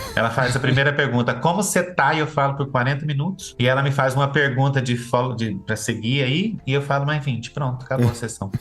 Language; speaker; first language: Portuguese; native; Portuguese